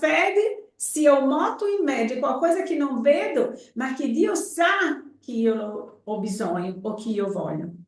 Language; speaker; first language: Italian; non-native, fluent; Portuguese